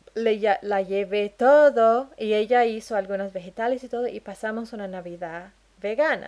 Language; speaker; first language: Spanish; non-native, fluent; English